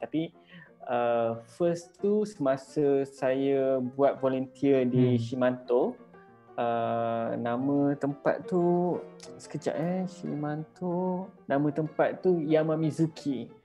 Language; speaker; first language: Malay; native; Malay